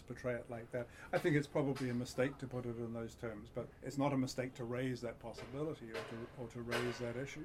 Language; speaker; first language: English; native; English